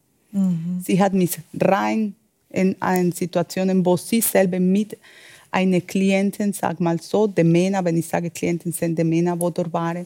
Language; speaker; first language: German; non-native, fluent; Spanish